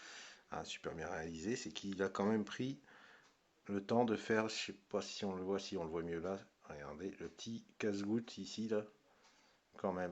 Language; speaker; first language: French; native; French